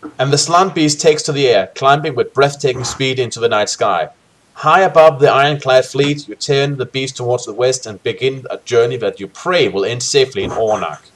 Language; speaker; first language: English; native; English